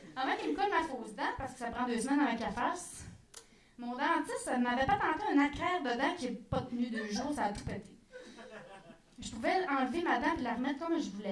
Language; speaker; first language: French; native; French